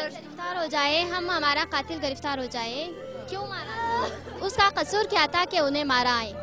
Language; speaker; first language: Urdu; non-native, local second language; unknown